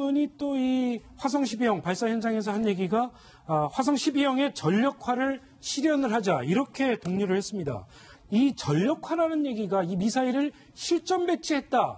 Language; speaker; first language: Korean; native; Korean